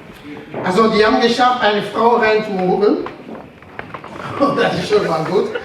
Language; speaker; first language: German; non-native, fluent; French